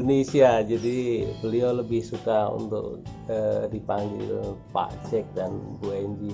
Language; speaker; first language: Indonesian; native; Indonesian